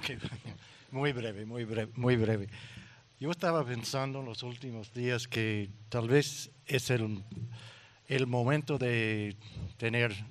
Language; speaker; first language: Spanish; non-native, learner; English